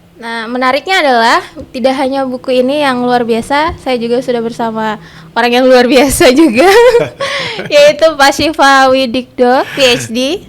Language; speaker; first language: Indonesian; native; Indonesian